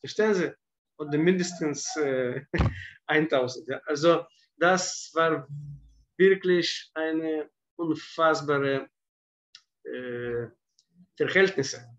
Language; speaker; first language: German; non-native, fluent; Russian